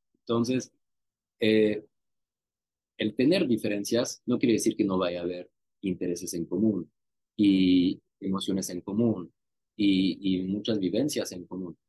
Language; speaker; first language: Spanish; non-native, fluent; French